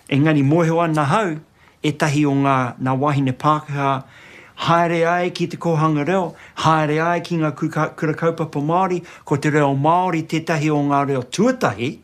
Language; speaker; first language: Māori; non-native, local second language; English